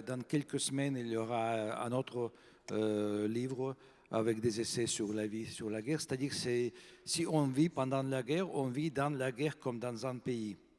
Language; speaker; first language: French; non-native, fluent; Russian